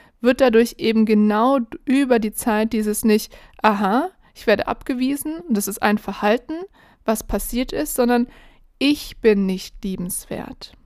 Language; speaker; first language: German; native; German